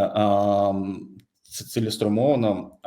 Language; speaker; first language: Ukrainian; non-native, fluent; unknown